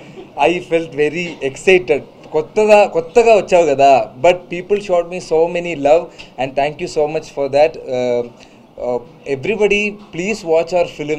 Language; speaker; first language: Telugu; non-native, learner; Malayalam